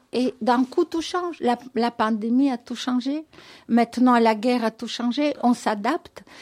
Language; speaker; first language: French; non-native, fluent; Russian